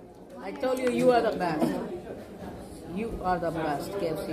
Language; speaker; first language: English; non-native, learner; Hindi